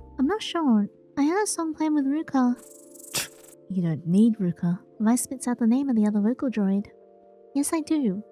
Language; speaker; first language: English; native; English